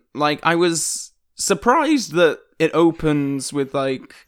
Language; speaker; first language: English; native; English